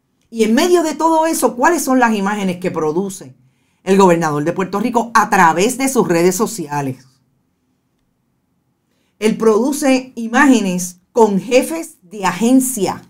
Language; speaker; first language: Spanish; native; Spanish